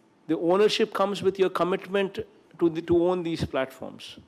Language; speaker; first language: English; non-native, local second language; Telugu